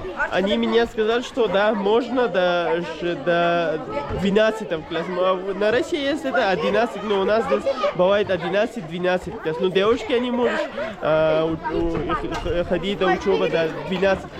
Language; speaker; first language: Russian; non-native, learner; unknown